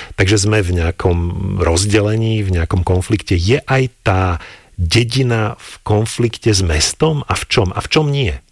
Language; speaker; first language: Slovak; native; Slovak